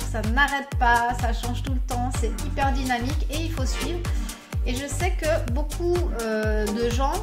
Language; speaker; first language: French; native; French